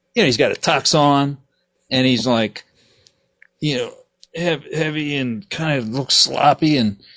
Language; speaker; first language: English; native; English